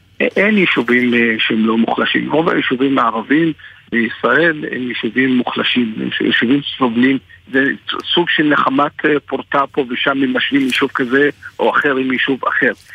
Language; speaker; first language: Hebrew; non-native, local second language; Arabic